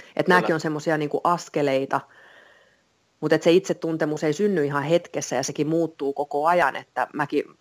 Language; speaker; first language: Finnish; native; Finnish